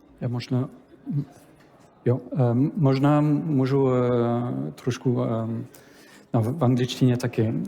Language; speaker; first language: Czech; non-native, learner; French